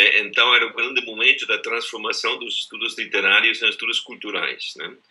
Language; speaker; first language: Portuguese; non-native, fluent; German